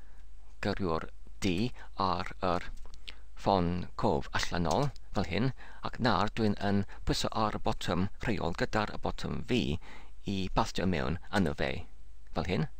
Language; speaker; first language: Welsh; non-native, learner; English